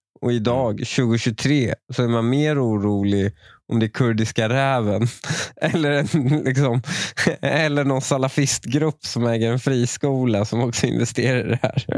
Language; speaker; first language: Swedish; native; Swedish